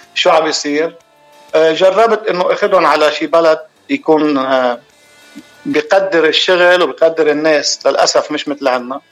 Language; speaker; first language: Arabic; native; Arabic